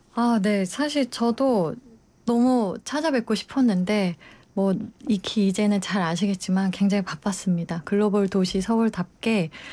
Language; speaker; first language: Korean; native; Korean